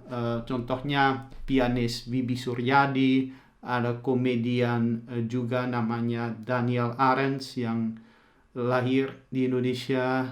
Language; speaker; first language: Indonesian; early bilingual, heritage; Dutch